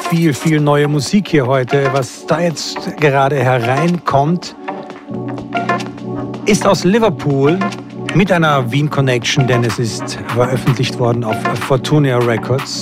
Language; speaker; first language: German; native; German